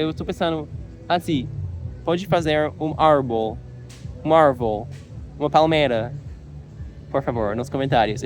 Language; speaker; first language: Portuguese; non-native, learner; English